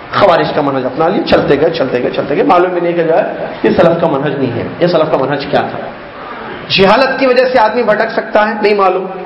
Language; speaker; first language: Urdu; native; Urdu